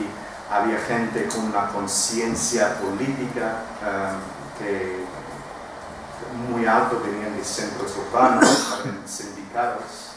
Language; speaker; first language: Spanish; non-native, fluent; English